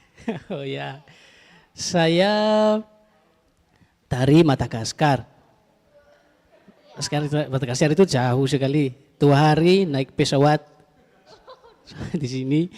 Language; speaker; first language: Indonesian; non-native, learner; Malagasy